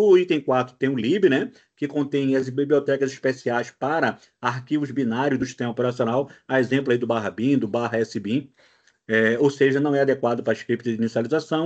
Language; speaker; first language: Portuguese; native; Portuguese